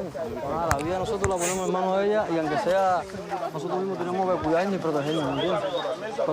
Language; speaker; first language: Spanish; native; Spanish